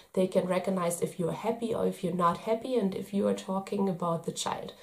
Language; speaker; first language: English; non-native, fluent; German